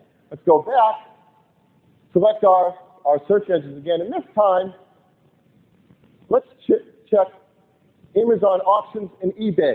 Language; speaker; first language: English; native; English